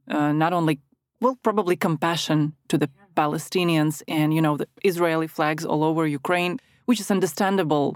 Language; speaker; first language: English; non-native, fluent; Ukrainian